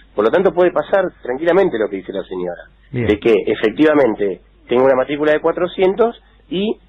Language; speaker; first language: Spanish; native; Spanish